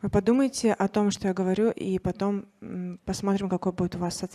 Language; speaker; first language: Russian; native; Russian